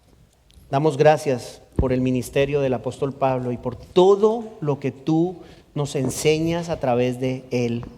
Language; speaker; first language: Spanish; native; Spanish